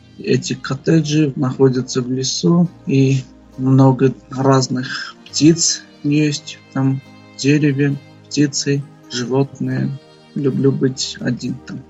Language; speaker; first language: Russian; non-native, fluent; Armenian